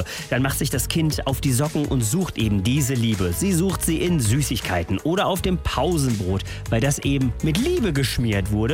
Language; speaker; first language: German; native; German